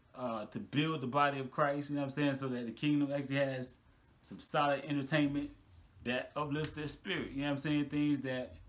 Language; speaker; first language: English; native; English